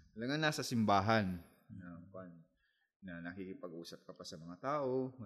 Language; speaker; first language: Filipino; non-native, local second language; Masbatenyo